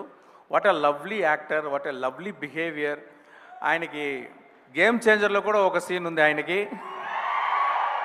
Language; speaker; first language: Telugu; non-native, fluent; Tamil